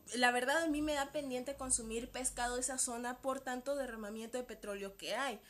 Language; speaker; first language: Spanish; native; Spanish